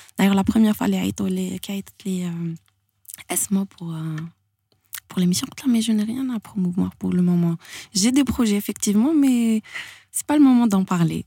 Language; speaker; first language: French; non-native, local second language; Arabic